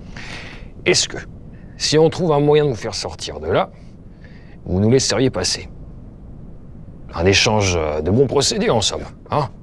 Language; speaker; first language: French; native; French